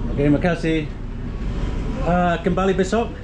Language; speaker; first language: Indonesian; non-native, learner; English